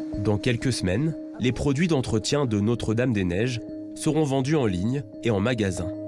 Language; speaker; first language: French; native; French